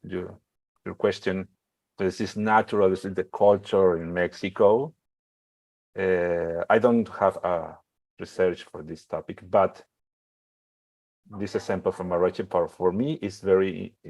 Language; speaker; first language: English; non-native, learner; Spanish